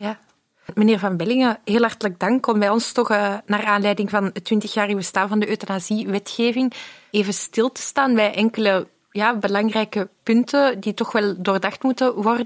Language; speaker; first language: Dutch; native; Dutch